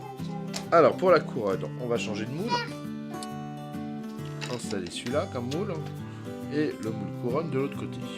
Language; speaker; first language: French; native; French